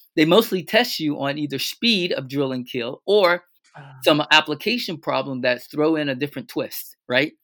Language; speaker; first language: English; native; English